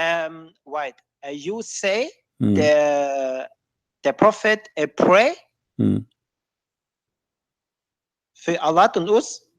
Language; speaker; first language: English; non-native, learner; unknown